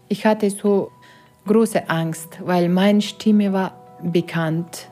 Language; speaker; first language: German; non-native, learner; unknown